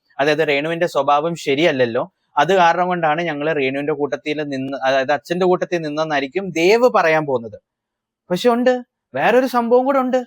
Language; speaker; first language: Malayalam; early bilingual, heritage; Malayalam